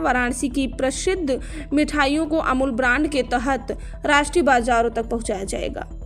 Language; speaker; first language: Hindi; native; Hindi